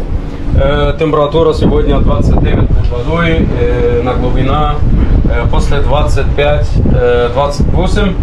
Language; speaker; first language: Russian; non-native, learner; Arabic